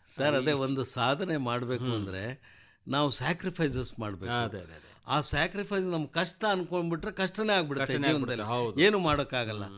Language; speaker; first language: Kannada; native; Kannada